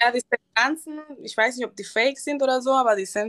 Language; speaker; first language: German; non-native, learner; Spanish